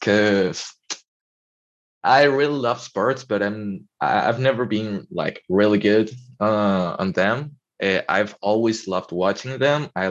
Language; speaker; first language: English; non-native, fluent; Spanish